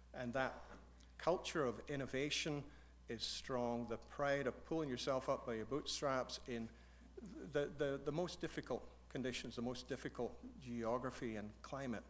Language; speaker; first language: English; native; English